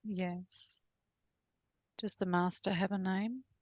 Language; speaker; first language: English; native; English